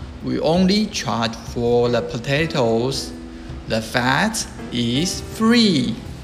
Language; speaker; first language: English; non-native, fluent; Chinese